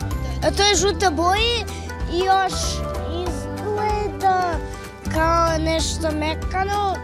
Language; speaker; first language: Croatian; early bilingual, heritage; Croatian